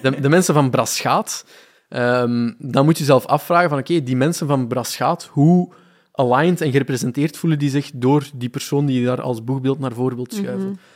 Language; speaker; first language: Dutch; native; Dutch